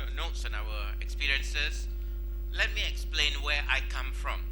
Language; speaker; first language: English; non-native, local second language; Malay